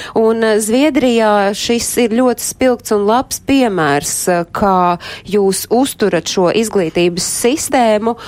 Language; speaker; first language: Latvian; native; Latvian